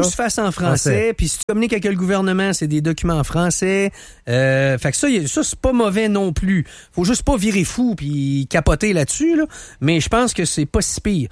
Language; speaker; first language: French; native; French